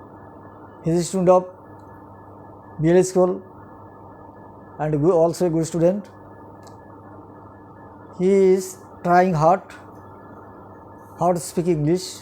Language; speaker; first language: English; non-native, local second language; Bangla